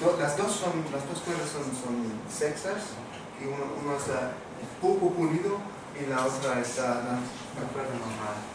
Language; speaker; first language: Spanish; non-native, fluent; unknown